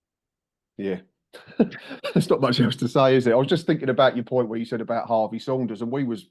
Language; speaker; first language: English; native; English